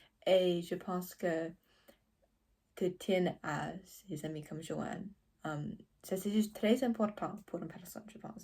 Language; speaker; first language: French; non-native, learner; English